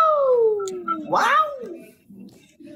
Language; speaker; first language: English; non-native, learner; Vietnamese